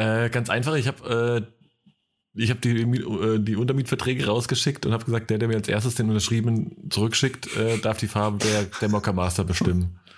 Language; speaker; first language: German; native; German